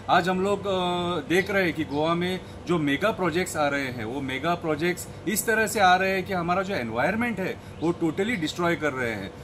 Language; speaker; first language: Hindi; non-native, local second language; Konkani